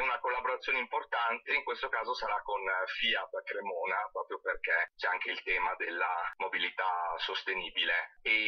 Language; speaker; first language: Italian; native; Italian